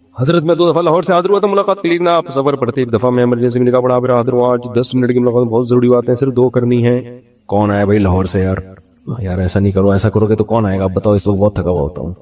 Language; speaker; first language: Urdu; native; Urdu